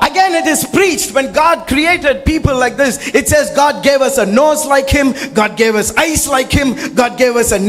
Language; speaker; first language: English; non-native, local second language; Tamil